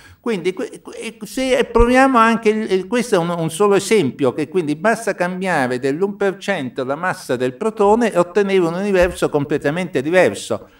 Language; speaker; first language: Italian; native; Italian